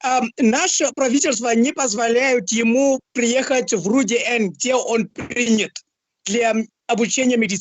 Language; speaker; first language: Russian; non-native, fluent; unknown